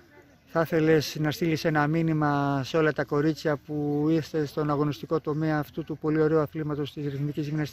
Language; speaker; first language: Greek; native; Greek